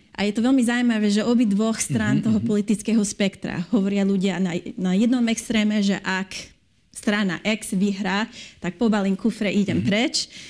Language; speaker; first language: Slovak; early bilingual, heritage; Slovak